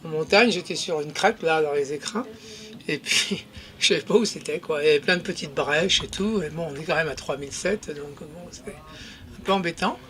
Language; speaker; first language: French; native; French